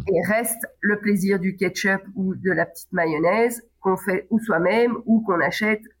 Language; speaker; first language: French; native; French